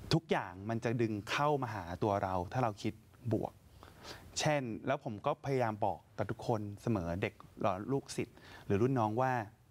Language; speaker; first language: Thai; native; Thai